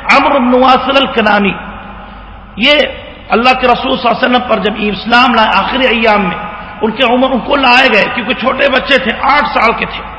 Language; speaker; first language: Urdu; native; Urdu